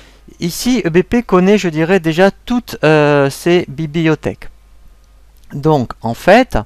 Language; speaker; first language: French; native; French